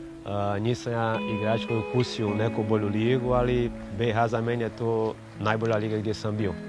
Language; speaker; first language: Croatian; non-native, fluent; Portuguese